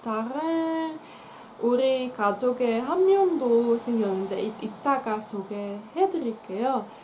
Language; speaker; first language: Korean; non-native, fluent; Dutch